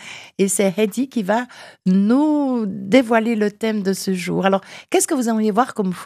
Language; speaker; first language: French; native; French